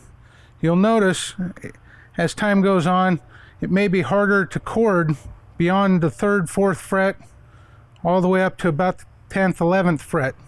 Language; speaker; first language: English; native; English